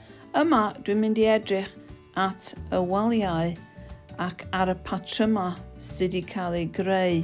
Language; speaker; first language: Welsh; non-native, fluent; English